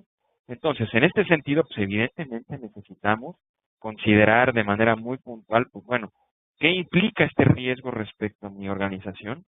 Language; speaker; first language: Spanish; native; Spanish